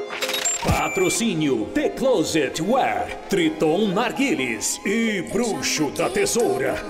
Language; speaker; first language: Portuguese; native; Portuguese